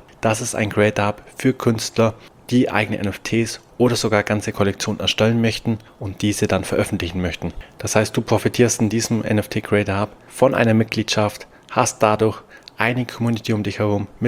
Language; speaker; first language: German; native; German